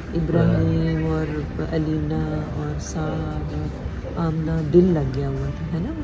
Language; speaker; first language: Urdu; native; Urdu